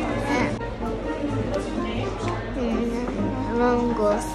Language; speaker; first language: Japanese; early bilingual, heritage; Japanese